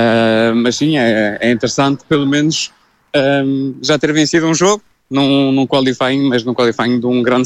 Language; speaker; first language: Portuguese; native; Portuguese